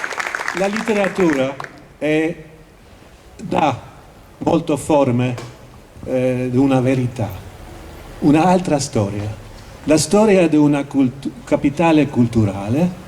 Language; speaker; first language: Italian; non-native, learner; Swedish